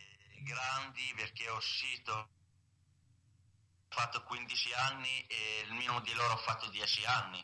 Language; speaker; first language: Italian; non-native, learner; Arabic